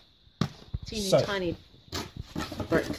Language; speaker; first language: English; native; English